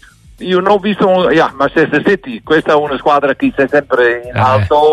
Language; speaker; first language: Italian; non-native, learner; Dutch